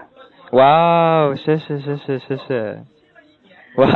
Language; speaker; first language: Chinese; non-native, learner; English